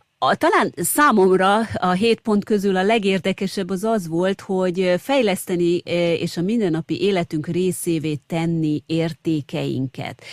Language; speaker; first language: Hungarian; native; Hungarian